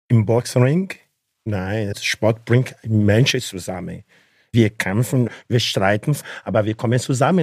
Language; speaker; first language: German; non-native, learner; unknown